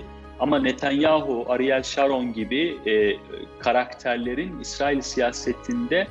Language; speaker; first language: Turkish; native; Turkish